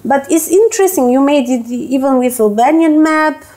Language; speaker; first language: English; non-native, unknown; Albanian